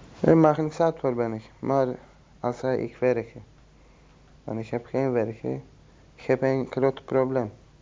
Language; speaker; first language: Dutch; non-native, learner; Turkish